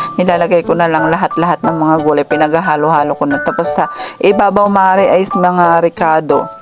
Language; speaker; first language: Filipino; non-native, local second language; Iloko